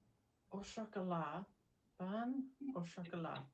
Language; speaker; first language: French; non-native, learner; English